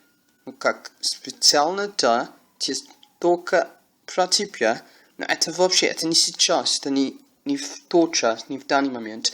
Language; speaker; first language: Russian; non-native, learner; English